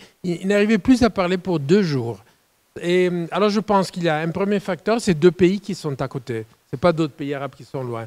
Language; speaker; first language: French; non-native, fluent; Italian